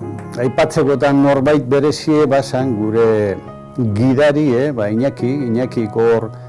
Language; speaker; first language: Basque; native; Basque